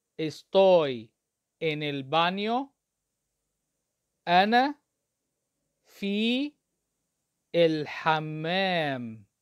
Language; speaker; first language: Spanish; non-native, fluent; Arabic